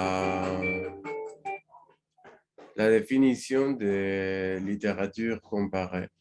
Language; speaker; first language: French; non-native, learner; Spanish